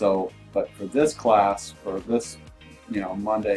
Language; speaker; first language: English; native; English